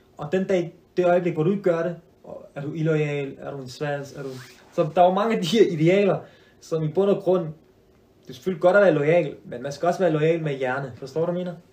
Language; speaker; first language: Danish; early bilingual, other home language; Arabic